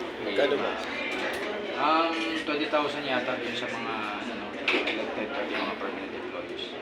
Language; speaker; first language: Filipino; native; Filipino